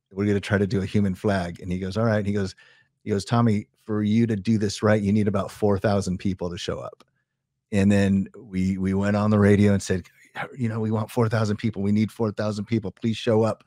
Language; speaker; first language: English; native; English